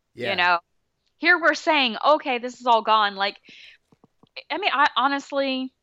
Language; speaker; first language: English; native; English